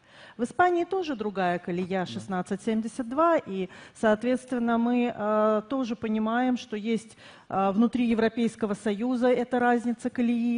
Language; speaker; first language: Russian; native; Russian